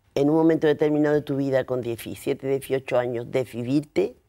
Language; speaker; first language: Spanish; native; Spanish